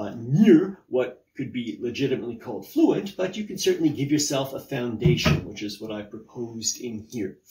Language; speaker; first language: English; native; English